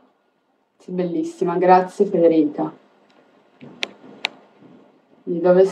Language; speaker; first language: Italian; early bilingual, other home language; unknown